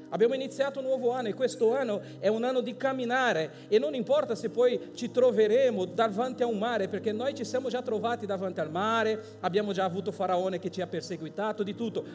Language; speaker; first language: Italian; non-native, fluent; Portuguese